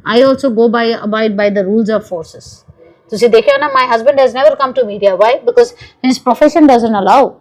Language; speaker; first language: English; non-native, local second language; Punjabi